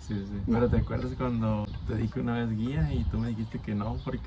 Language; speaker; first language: Spanish; native; Spanish